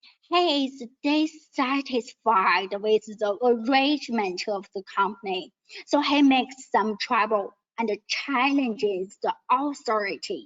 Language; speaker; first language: English; non-native, learner; Chinese